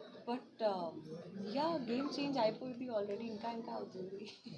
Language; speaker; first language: Telugu; non-native, local second language; Hindi